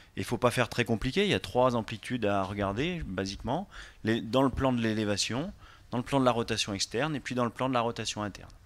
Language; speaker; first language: French; native; French